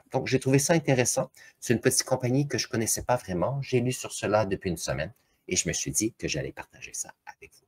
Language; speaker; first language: French; native; French